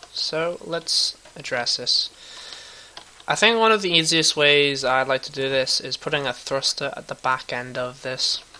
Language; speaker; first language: English; native; English